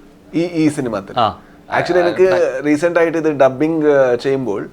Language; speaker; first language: Malayalam; non-native, local second language; Kannada